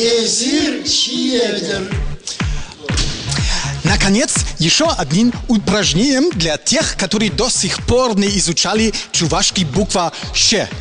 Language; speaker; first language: Russian; non-native, learner; German